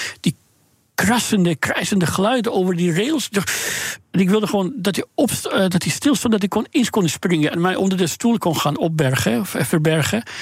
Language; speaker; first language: Dutch; non-native, fluent; Persian